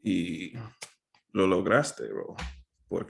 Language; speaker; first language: Spanish; non-native, fluent; English